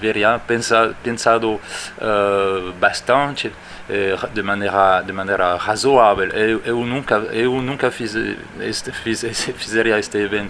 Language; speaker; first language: Portuguese; non-native, fluent; French